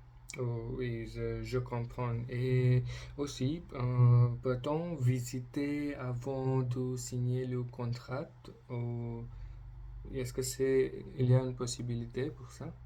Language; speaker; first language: French; non-native, learner; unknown